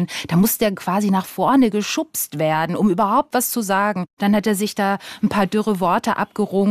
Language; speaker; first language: German; native; German